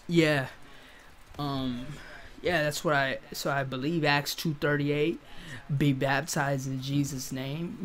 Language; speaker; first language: English; native; English